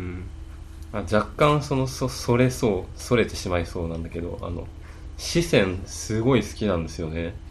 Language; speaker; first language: Japanese; native; Japanese